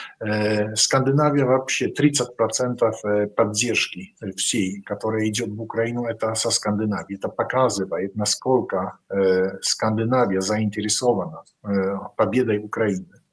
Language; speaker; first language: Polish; non-native, learner; Ukrainian